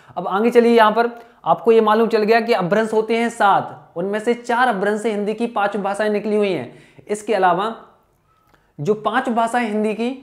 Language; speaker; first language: Hindi; native; Hindi